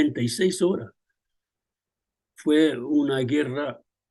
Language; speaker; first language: Spanish; early bilingual, other home language; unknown